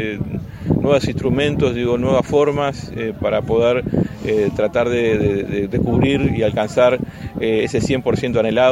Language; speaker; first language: Spanish; native; Spanish